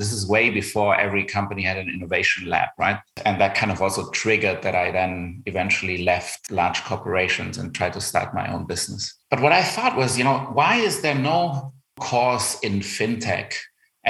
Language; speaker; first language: English; non-native, fluent; German